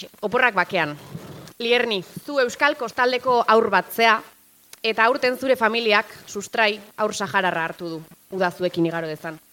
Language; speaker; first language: Basque; native; Basque